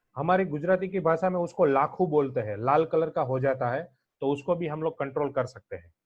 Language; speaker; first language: Hindi; non-native, local second language; Gujarati